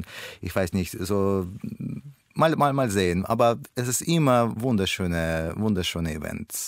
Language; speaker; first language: German; non-native, learner; Russian